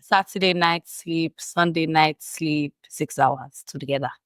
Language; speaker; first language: English; native; English